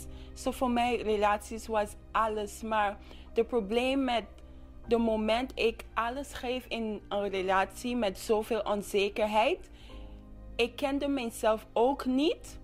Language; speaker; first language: Dutch; non-native, local second language; English